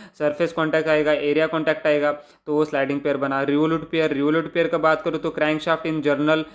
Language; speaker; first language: Hindi; non-native, local second language; Marathi